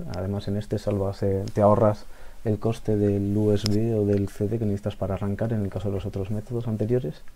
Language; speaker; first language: Spanish; native; Spanish